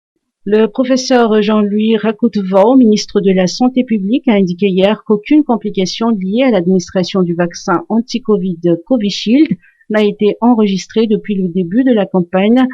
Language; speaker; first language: French; non-native, local second language; Malagasy